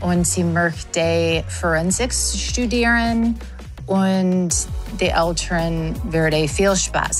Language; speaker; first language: German; non-native, learner; English